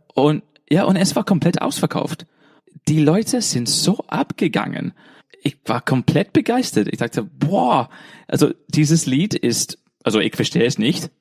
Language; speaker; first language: German; non-native, fluent; English